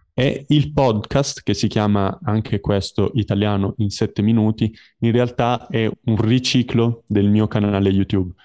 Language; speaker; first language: Italian; native; Italian